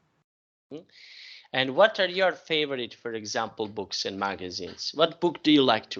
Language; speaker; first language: English; non-native, fluent; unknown